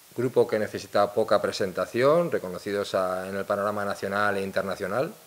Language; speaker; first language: Spanish; non-native, local second language; Catalan